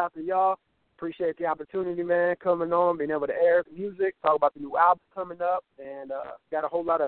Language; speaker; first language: English; native; English